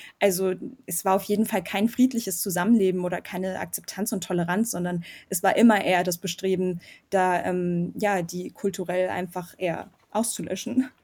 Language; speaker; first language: German; early bilingual, other home language; Armenian